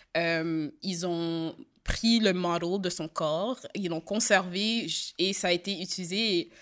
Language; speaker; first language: French; native; French